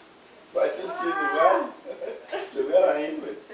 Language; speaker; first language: Portuguese; native; Portuguese